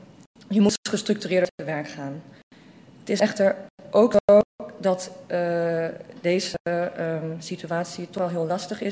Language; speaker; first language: Dutch; native; Dutch